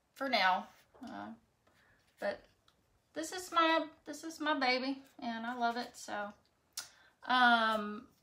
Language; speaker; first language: English; native; English